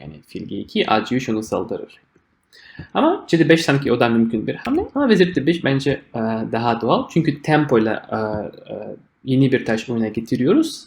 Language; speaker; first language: Turkish; non-native, fluent; Russian